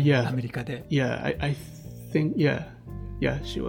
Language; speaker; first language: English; non-native, fluent; Japanese